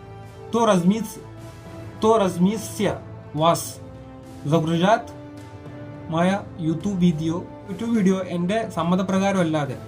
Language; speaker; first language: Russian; non-native, learner; Malayalam